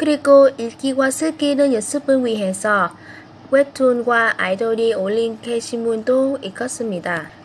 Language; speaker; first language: Korean; non-native, fluent; Vietnamese